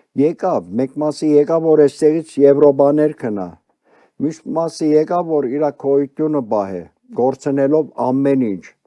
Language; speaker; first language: Armenian; early bilingual, heritage; Armenian